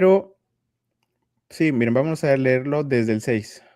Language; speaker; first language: Spanish; native; Spanish